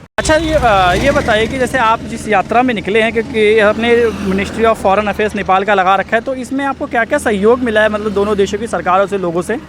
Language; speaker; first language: Hindi; native; Hindi